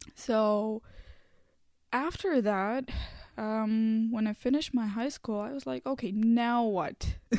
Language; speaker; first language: English; non-native, local second language; Hindi